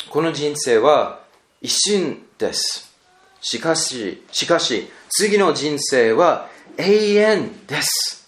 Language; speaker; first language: Japanese; non-native, learner; English